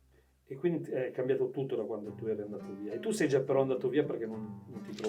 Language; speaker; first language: Italian; native; Italian